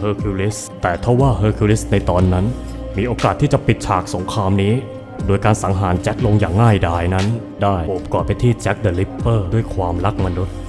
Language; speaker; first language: Thai; native; Thai